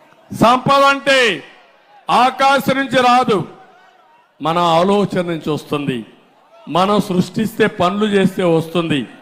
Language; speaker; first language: Telugu; native; Telugu